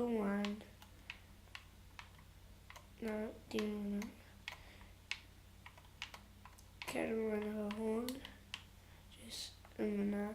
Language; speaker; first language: Welsh; non-native, local second language; English